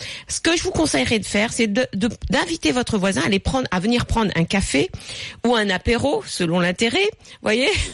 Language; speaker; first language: French; native; French